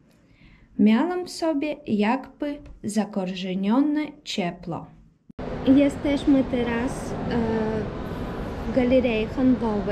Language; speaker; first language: Polish; early bilingual, heritage; Polish